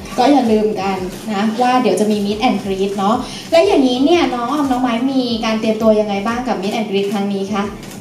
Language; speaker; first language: Thai; native; Thai